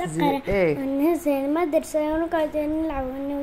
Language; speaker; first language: Arabic; native; Arabic